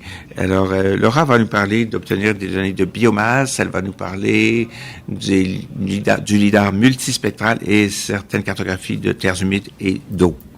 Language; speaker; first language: French; native; French